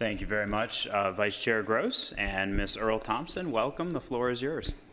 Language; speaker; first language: English; native; English